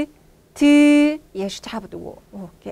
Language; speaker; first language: Chinese; non-native, fluent; Korean